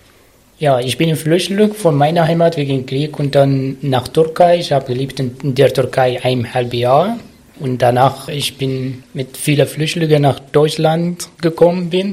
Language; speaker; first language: German; non-native, learner; Arabic